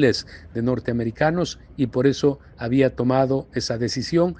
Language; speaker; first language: Spanish; native; Spanish